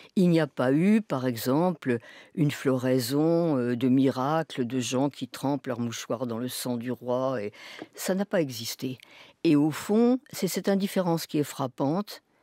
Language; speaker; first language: French; native; French